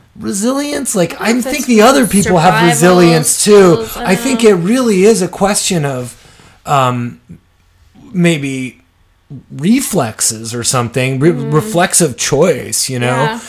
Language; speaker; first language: English; native; English